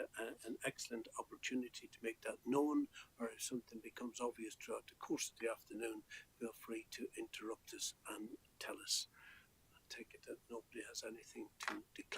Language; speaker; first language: English; native; English